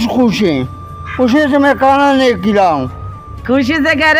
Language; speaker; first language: Hindi; non-native, local second language; Pashto